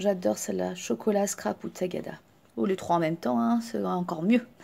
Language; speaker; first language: French; native; French